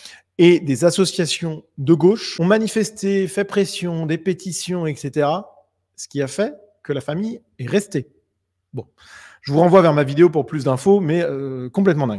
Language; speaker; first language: French; native; French